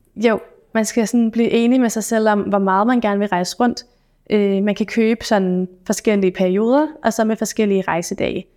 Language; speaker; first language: Danish; native; Danish